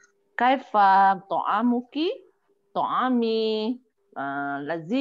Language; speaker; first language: Arabic; non-native, learner; Malay